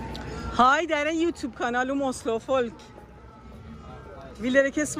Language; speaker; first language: Norwegian; non-native, learner; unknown